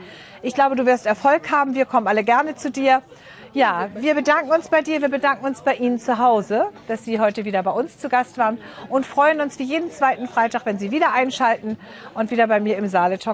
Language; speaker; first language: German; native; German